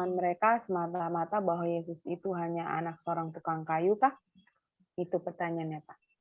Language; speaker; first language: Indonesian; native; Indonesian